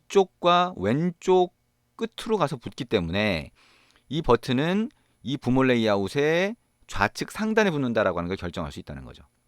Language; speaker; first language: Korean; native; Korean